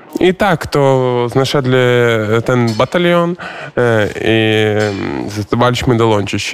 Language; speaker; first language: Polish; non-native, learner; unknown